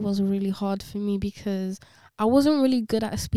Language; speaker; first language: English; early bilingual, other home language; Konkani